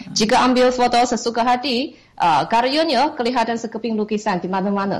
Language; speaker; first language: Malay; non-native, fluent; Chinese